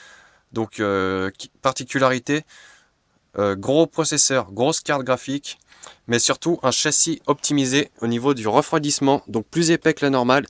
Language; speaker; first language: French; native; French